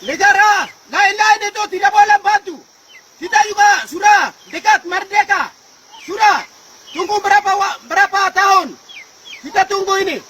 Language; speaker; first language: Indonesian; non-native, local second language; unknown